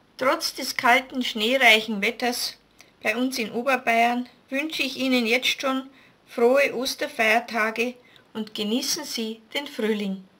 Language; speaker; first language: German; native; German